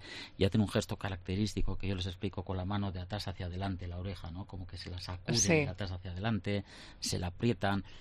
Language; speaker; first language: Spanish; native; Spanish